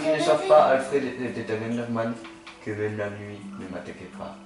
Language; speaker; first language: French; native; French